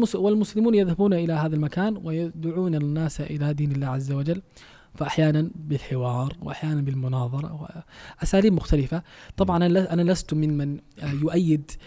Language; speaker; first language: Arabic; non-native, fluent; Danish